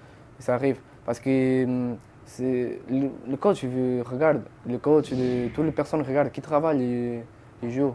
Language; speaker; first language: French; non-native, fluent; Portuguese